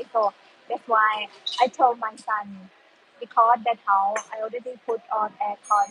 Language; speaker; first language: English; non-native, learner; Thai